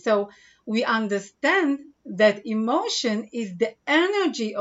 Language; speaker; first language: English; non-native, fluent; Hebrew